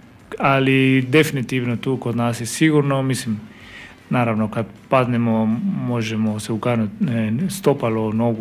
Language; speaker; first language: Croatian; non-native, fluent; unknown